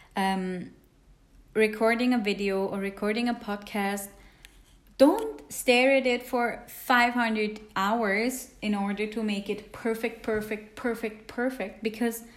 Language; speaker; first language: English; non-native, fluent; Italian